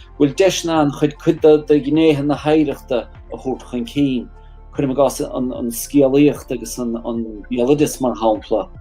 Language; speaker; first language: Irish; native; Irish